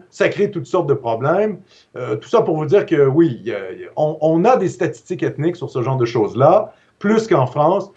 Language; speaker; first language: French; native; French